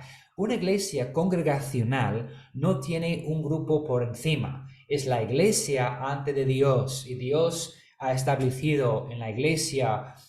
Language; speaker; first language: Spanish; non-native, fluent; English